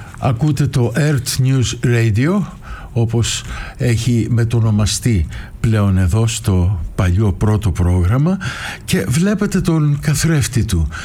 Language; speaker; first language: Greek; early bilingual, heritage; Greek